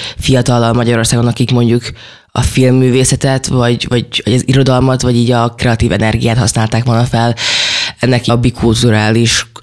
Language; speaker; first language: Hungarian; early bilingual, other home language; Chinese